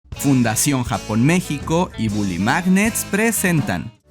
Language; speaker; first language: Spanish; native; Spanish